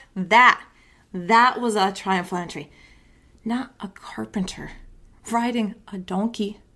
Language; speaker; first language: English; native; English